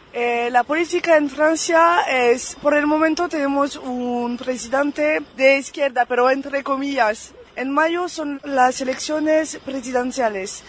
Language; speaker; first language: Spanish; non-native, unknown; French